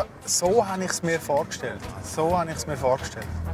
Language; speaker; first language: German; native; German